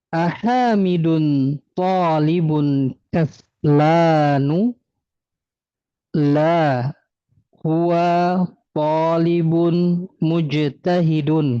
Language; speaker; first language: Arabic; non-native, fluent; Indonesian